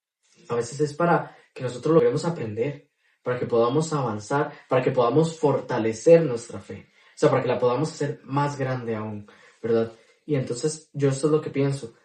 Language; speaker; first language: Spanish; native; Spanish